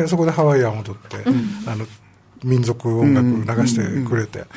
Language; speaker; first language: Japanese; native; Japanese